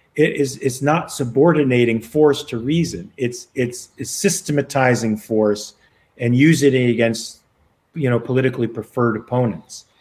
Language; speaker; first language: English; native; English